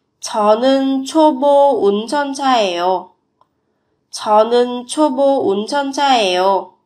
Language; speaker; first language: Korean; non-native, fluent; Vietnamese